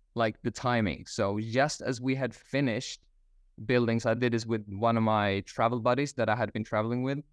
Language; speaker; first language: English; non-native, fluent; Swedish